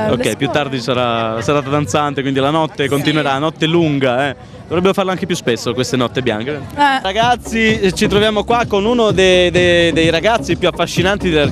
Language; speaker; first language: Italian; native; Italian